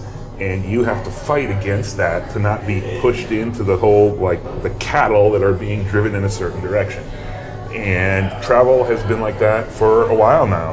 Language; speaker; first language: English; native; English